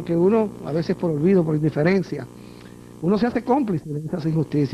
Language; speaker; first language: Spanish; native; Spanish